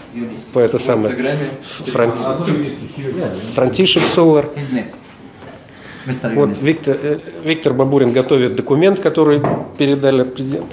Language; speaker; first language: Russian; native; Russian